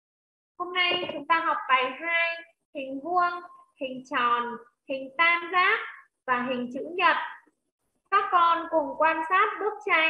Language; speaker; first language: Vietnamese; native; Vietnamese